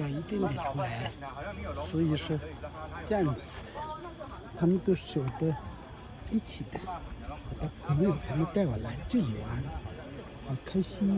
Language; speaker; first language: Chinese; non-native, fluent; Tibetan